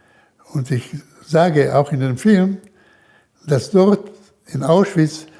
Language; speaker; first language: German; early bilingual, heritage; German